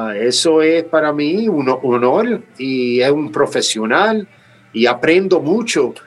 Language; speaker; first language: Spanish; native; Spanish